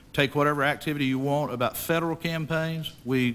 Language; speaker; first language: English; native; English